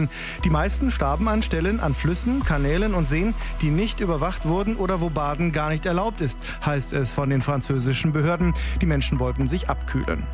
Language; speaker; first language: German; native; German